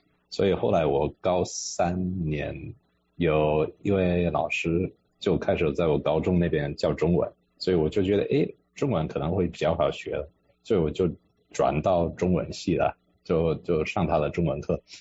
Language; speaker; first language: Chinese; non-native, fluent; English